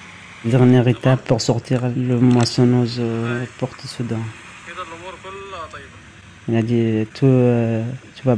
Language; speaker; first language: French; non-native, learner; Arabic